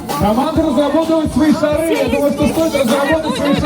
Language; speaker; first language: Russian; native; Russian